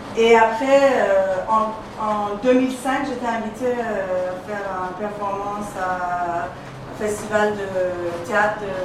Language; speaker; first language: French; non-native, fluent; Persian